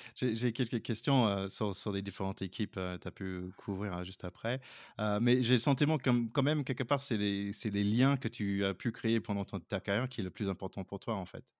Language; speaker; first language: French; non-native, fluent; English